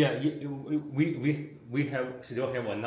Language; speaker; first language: English; non-native, learner; Chinese